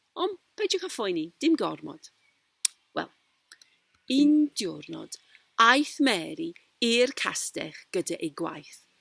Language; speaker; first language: Welsh; non-native, local second language; English